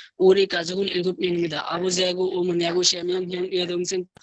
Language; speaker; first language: Korean; non-native, learner; Bangla